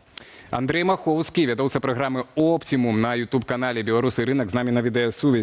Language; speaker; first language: Belarusian; native; Belarusian